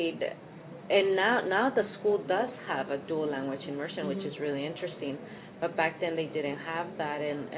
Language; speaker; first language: English; early bilingual, other home language; Spanish